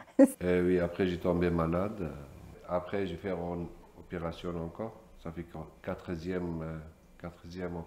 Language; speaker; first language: French; non-native, learner; Kurdish